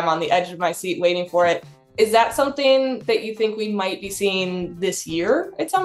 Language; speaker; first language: English; native; English